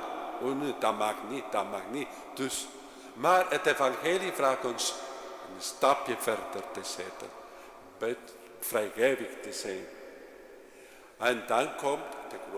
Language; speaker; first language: Dutch; non-native, fluent; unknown